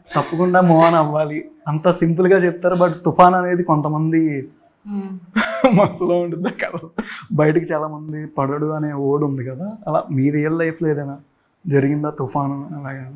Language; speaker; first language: Telugu; native; Telugu